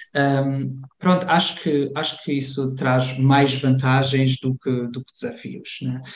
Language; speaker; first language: Portuguese; early bilingual, heritage; Portuguese